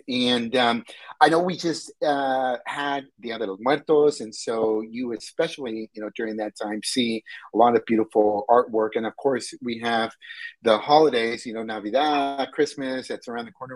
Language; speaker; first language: English; early bilingual, other home language; Spanish